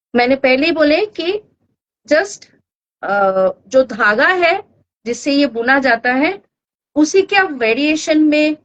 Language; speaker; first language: Hindi; non-native, local second language; Bangla